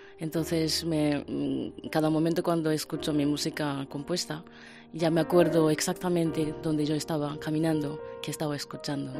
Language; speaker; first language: Spanish; non-native, fluent; Japanese